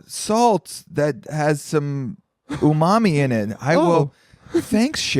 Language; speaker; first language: English; native; English